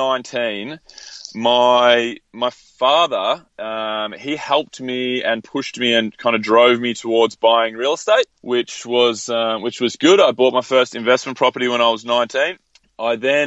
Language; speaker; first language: English; native; English